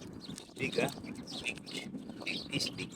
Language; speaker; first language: English; non-native, local second language; Filipino